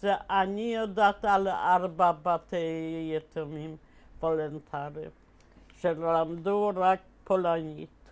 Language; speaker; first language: Hebrew; non-native, fluent; Polish